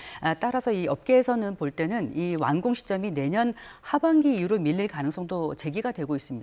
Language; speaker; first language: Korean; native; Korean